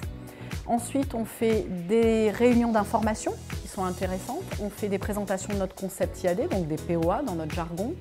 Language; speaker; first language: French; native; French